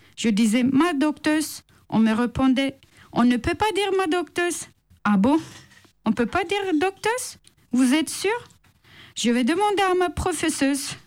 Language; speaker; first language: French; non-native, fluent; Turkish